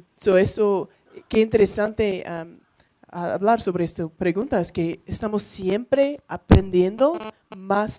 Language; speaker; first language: Spanish; non-native, learner; English